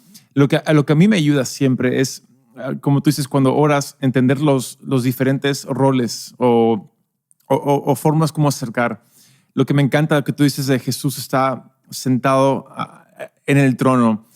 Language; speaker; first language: Spanish; non-native, local second language; English